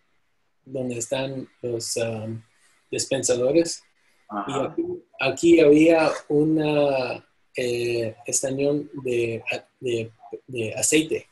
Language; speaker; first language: Spanish; non-native, fluent; English